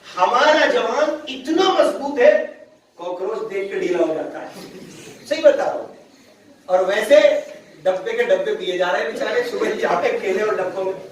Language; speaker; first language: Urdu; native; Urdu